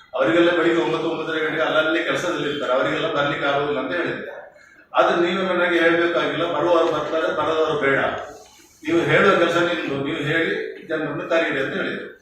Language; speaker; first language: Kannada; non-native, local second language; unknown